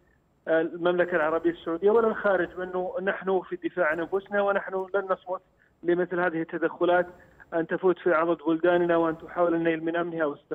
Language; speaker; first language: Arabic; native; Arabic